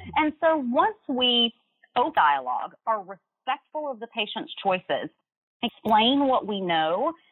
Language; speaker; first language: English; native; English